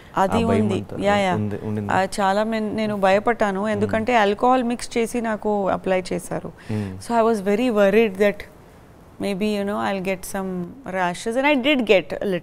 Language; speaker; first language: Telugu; non-native, learner; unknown